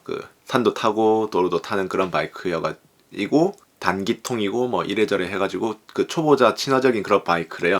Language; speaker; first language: Korean; native; Korean